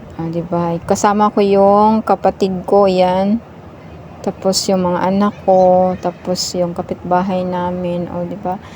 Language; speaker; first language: Filipino; non-native, local second language; Cebuano